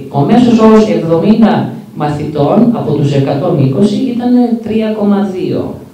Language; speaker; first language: Greek; early bilingual, heritage; Greek